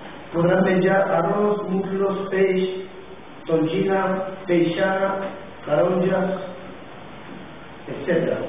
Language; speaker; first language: Catalan; non-native, learner; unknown